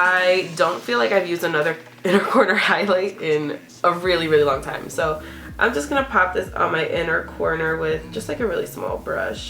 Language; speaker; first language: English; native; English